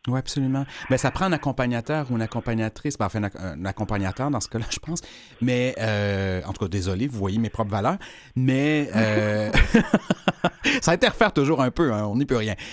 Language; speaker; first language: French; native; French